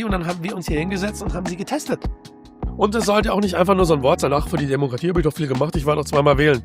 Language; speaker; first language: German; native; German